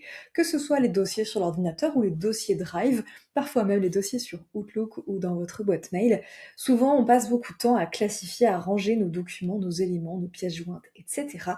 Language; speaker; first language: French; native; French